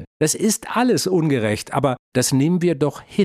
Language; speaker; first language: German; native; German